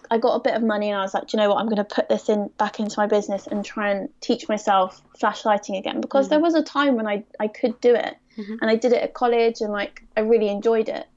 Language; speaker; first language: English; native; English